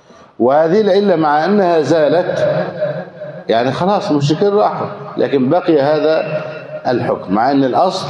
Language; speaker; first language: Arabic; native; Arabic